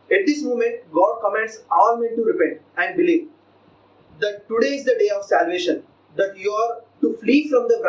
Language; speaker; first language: English; non-native, local second language; Telugu